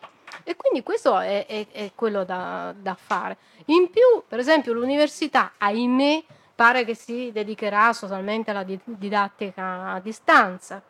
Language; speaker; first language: Italian; native; Italian